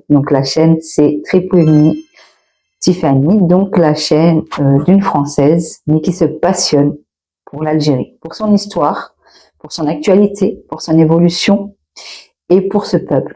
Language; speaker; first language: French; native; French